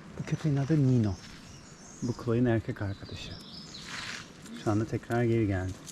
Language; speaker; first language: Turkish; native; Turkish